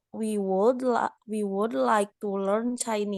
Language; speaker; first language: English; non-native, learner; Indonesian